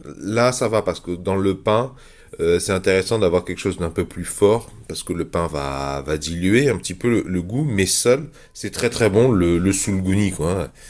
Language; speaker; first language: French; native; French